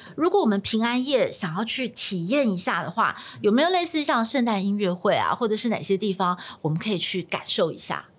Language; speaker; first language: Chinese; native; Chinese